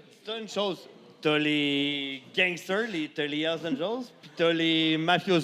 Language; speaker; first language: French; native; French